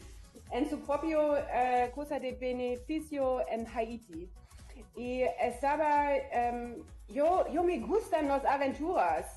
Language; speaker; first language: Spanish; non-native, learner; German